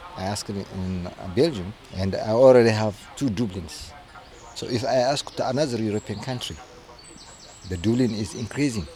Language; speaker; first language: English; non-native, learner; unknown